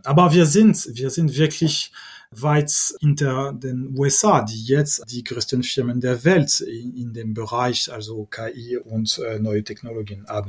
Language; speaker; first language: German; non-native, fluent; French